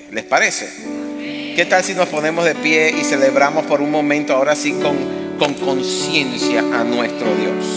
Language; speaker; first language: Spanish; native; Spanish